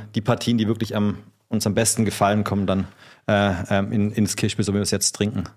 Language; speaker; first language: German; native; German